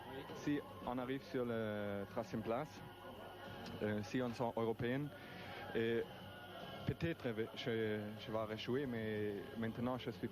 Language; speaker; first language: French; non-native, learner; German